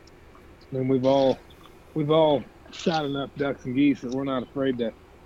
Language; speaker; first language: English; native; English